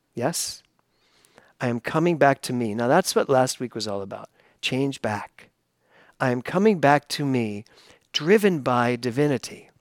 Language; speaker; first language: English; native; English